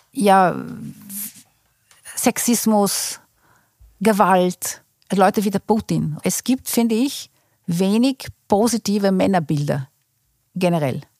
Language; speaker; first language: German; non-native, fluent; Portuguese